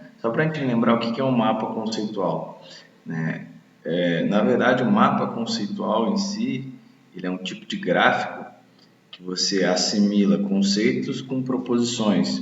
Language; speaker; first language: Portuguese; native; Portuguese